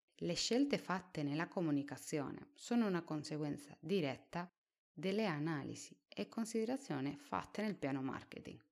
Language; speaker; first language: Italian; non-native, fluent; Spanish